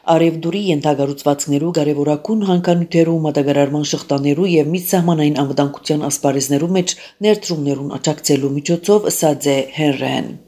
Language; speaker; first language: Armenian; early bilingual, heritage; Armenian